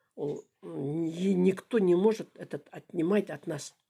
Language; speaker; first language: Russian; non-native, local second language; Kazakh